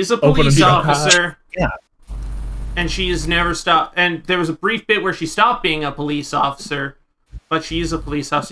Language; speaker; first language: English; native; English